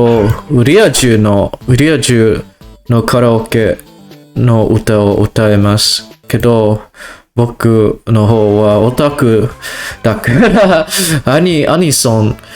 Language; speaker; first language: Japanese; non-native, learner; English